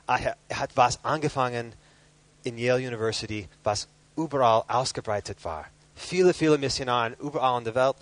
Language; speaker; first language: German; non-native, fluent; English